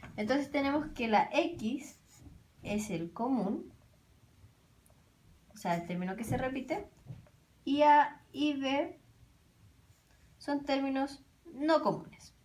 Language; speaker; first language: Spanish; native; Spanish